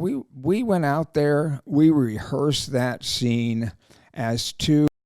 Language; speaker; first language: English; native; English